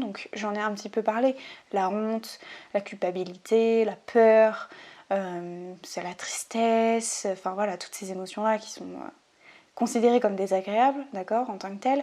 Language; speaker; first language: French; native; French